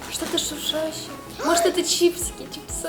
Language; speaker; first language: Russian; native; Russian